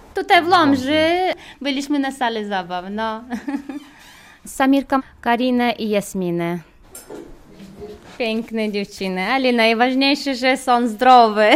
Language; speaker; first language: Polish; non-native, learner; Chechen